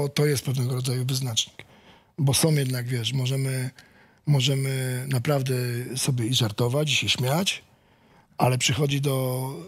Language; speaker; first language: Polish; native; Polish